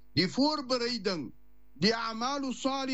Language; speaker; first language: Dutch; non-native, learner; Afrikaans